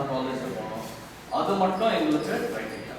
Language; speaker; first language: Tamil; non-native, local second language; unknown